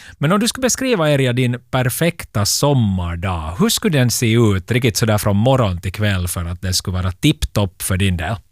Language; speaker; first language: Swedish; native; Swedish